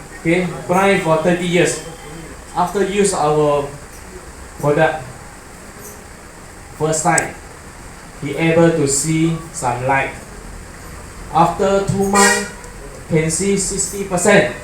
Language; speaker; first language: English; non-native, learner; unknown